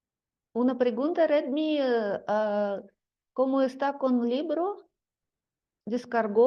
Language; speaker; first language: Spanish; non-native, fluent; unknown